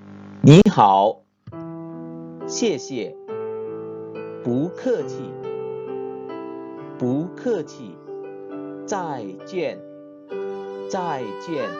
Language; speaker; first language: Chinese; non-native, fluent; Indonesian